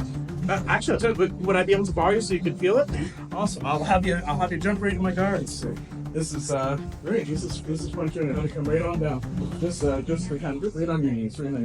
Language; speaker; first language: English; native; English